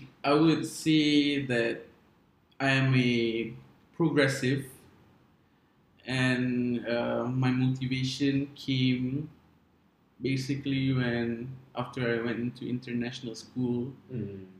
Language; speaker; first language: English; non-native, local second language; Malay